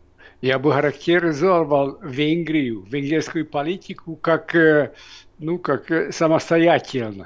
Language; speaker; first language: Russian; non-native, fluent; Hungarian